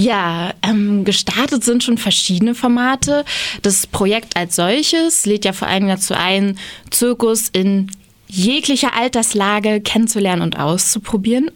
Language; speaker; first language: German; native; German